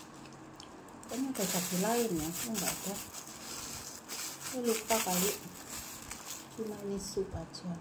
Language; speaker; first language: Indonesian; non-native, local second language; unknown